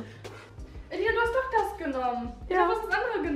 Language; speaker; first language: German; native; German